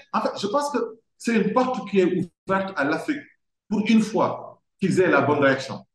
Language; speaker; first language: French; non-native, local second language; Wolof